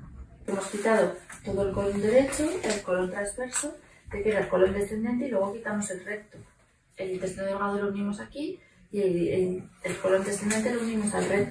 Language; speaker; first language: Spanish; native; Spanish